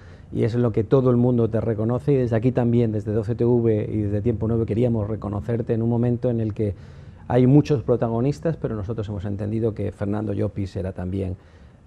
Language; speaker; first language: Spanish; native; Spanish